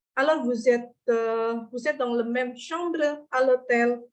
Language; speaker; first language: French; non-native, fluent; Indonesian